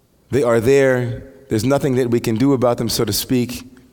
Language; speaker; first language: English; native; English